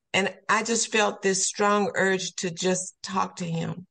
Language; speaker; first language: English; native; English